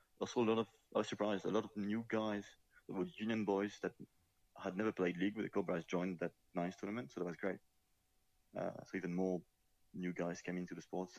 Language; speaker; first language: English; non-native, fluent; French